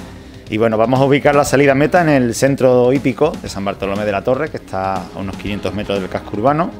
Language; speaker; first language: Spanish; native; Spanish